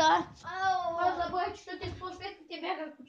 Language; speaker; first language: Bulgarian; native; Bulgarian